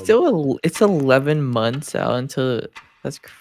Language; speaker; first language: English; native; English